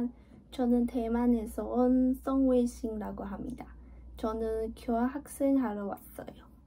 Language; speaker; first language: Korean; non-native, learner; Chinese